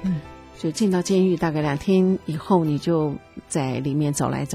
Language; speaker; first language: Chinese; native; Chinese